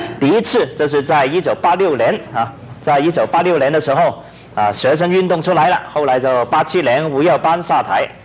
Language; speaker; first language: Chinese; non-native, local second language; Cantonese